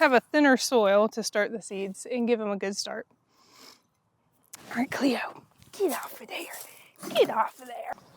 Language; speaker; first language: English; native; English